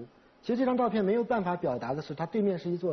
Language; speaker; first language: Chinese; native; Chinese